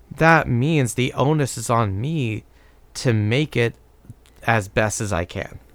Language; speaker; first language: English; native; English